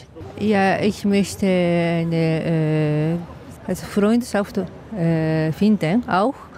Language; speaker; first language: German; non-native, learner; Japanese